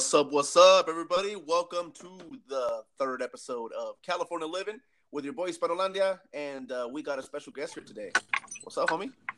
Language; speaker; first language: English; early bilingual, other home language; Spanish